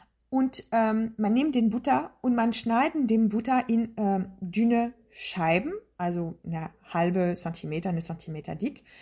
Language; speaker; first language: German; non-native, fluent; French